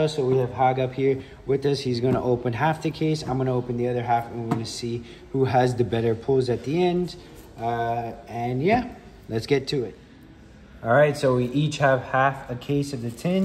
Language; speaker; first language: English; native; English